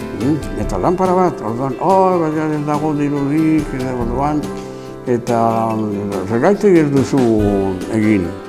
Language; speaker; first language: Basque; non-native, local second language; Spanish